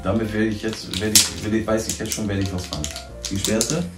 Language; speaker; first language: German; native; German